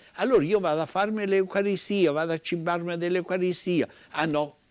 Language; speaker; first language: Italian; native; Italian